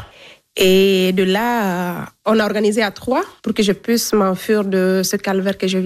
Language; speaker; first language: French; non-native, local second language; Fula